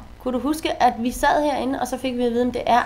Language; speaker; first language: Danish; native; Danish